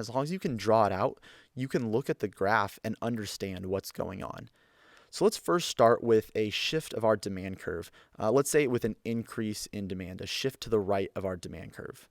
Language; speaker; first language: English; native; English